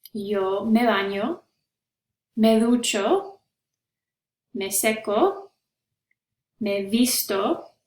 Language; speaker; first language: Spanish; non-native, fluent; English